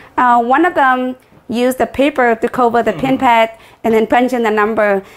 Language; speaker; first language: English; non-native, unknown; Vietnamese